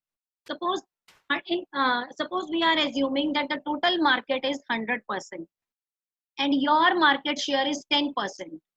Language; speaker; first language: English; non-native, local second language; Hindi